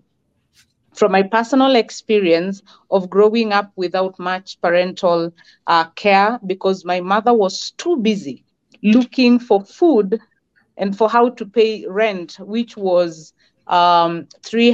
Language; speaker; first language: English; non-native, local second language; Kamba